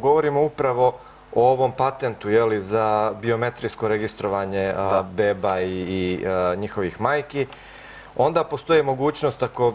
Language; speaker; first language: Croatian; native; Croatian